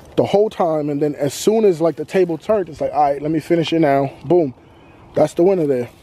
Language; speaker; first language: English; native; English